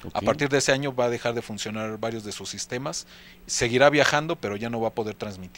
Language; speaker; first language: Spanish; native; Spanish